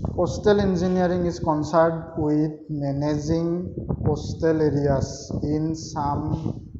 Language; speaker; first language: English; non-native, local second language; Assamese